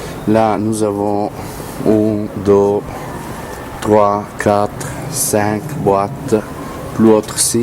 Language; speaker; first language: French; non-native, learner; Italian